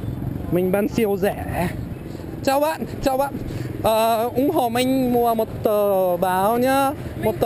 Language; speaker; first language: Vietnamese; non-native, fluent; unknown